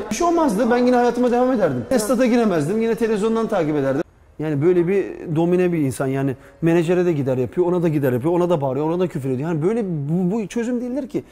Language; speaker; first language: Turkish; early bilingual, heritage; Turkish